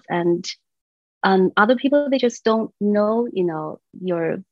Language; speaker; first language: English; non-native, fluent; Chinese